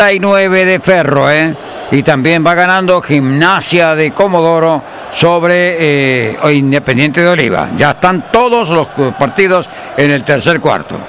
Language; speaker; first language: Spanish; native; Spanish